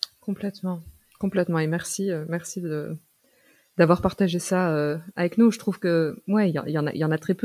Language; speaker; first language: French; native; French